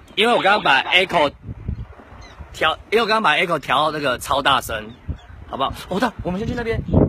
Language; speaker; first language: Chinese; native; Chinese